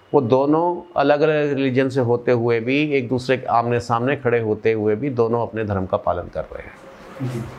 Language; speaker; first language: Hindi; non-native, local second language; Punjabi